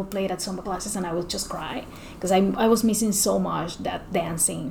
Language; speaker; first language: English; non-native, fluent; Spanish